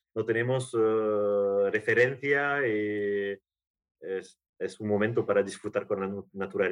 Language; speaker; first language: Spanish; non-native, learner; French